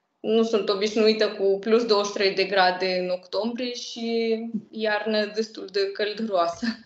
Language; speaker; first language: Romanian; non-native, fluent; Russian